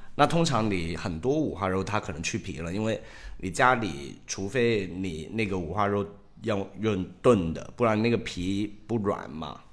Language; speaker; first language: Chinese; non-native, local second language; Cantonese